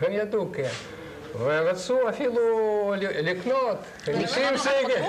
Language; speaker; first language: Hebrew; non-native, learner; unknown